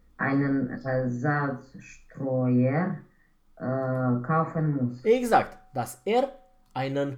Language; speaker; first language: German; non-native, learner; Romanian